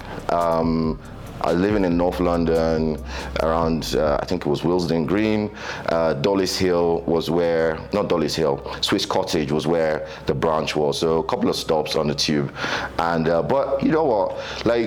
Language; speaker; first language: English; non-native, local second language; Yoruba